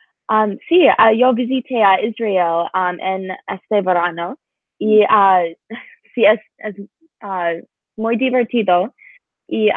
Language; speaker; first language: Spanish; non-native, learner; English